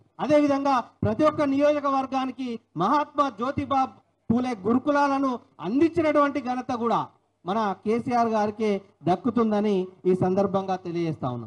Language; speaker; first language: Telugu; native; Telugu